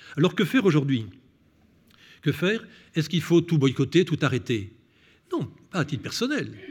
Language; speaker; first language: French; native; French